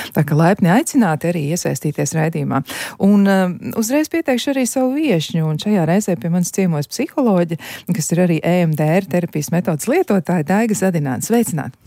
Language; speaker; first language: Latvian; native; Latvian